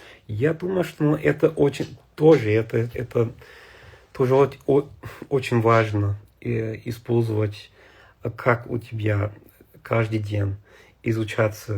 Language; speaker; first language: Russian; non-native, learner; English